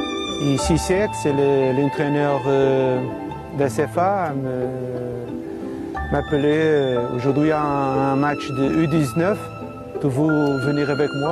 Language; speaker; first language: French; non-native, learner; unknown